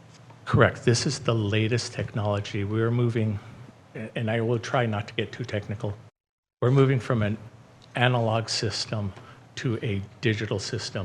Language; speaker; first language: English; native; English